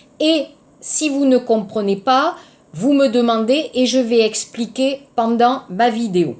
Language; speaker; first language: French; native; French